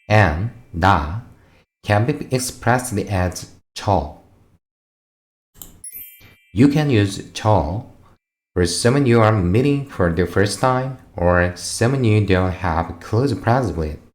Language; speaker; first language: English; non-native, fluent; Korean